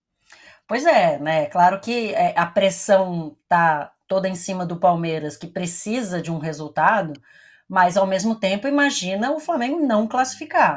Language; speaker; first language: Portuguese; native; Portuguese